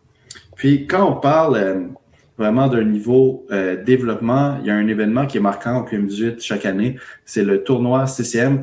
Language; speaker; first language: French; native; French